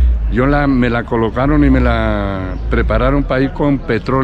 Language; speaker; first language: Spanish; native; Spanish